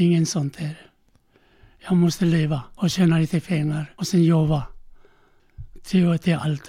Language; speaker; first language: Swedish; non-native, learner; Korean